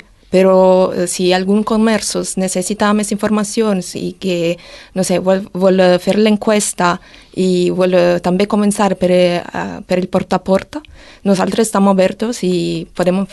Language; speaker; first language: Catalan; non-native, learner; Italian